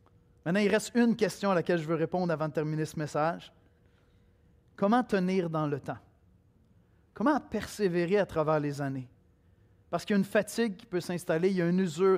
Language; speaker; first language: French; native; French